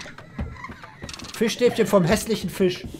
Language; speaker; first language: German; native; German